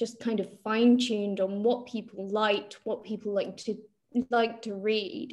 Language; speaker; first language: English; native; English